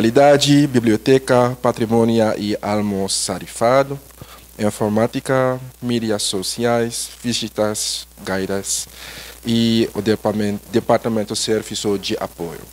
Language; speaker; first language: Portuguese; non-native, learner; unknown